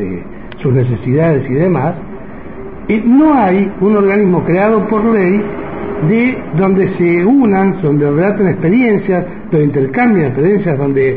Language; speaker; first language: Spanish; native; Spanish